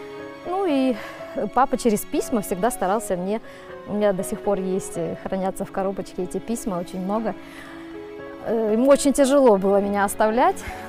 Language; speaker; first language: Russian; native; Russian